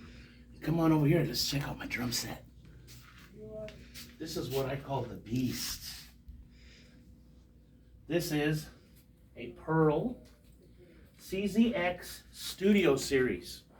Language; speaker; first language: English; native; English